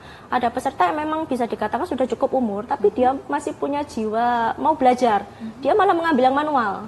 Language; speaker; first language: Indonesian; native; Indonesian